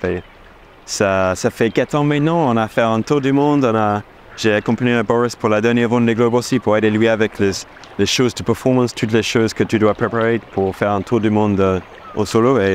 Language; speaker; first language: French; non-native, fluent; English